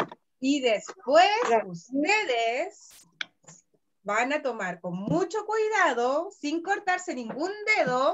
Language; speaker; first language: Spanish; native; Spanish